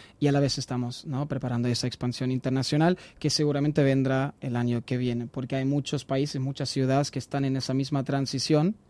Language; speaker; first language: Spanish; non-native, fluent; German